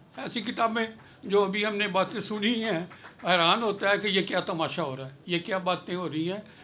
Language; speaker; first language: Urdu; non-native, local second language; Punjabi